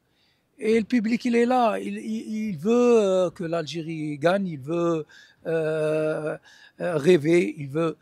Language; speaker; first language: French; non-native, local second language; Arabic